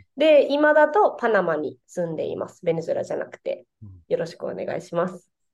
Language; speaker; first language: Japanese; non-native, fluent; Spanish